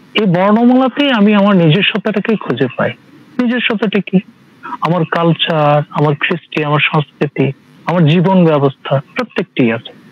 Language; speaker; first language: Bangla; non-native, local second language; Santali